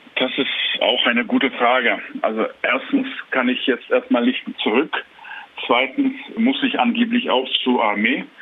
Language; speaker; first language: German; non-native, fluent; Ukrainian